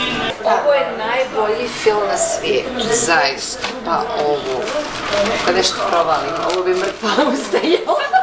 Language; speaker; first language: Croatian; early bilingual, heritage; Croatian